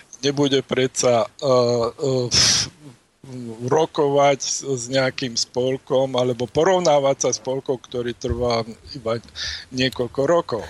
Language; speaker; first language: Slovak; native; Slovak